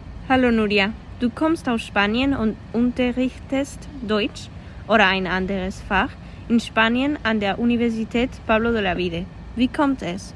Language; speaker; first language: German; non-native, learner; Spanish